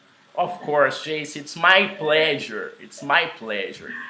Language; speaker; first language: English; non-native, fluent; Portuguese